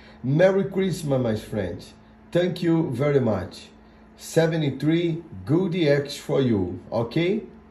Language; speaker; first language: English; non-native, learner; Portuguese